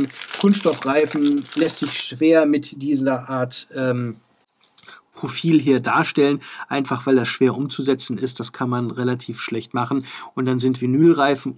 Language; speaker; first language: German; native; German